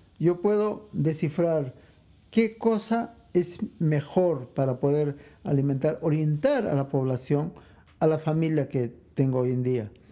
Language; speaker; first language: Spanish; non-native, local second language; Quechua